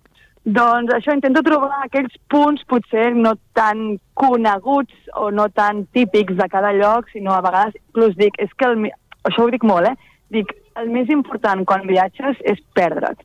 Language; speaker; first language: Catalan; native; Catalan